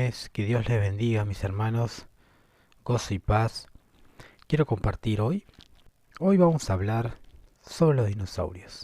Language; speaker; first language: Spanish; native; Spanish